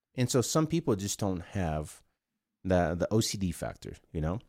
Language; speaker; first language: English; non-native, fluent; Korean